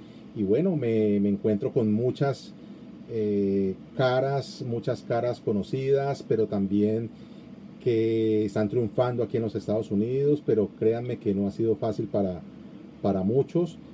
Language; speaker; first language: Spanish; native; Spanish